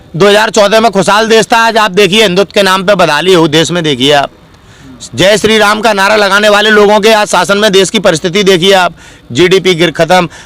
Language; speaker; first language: Hindi; native; Hindi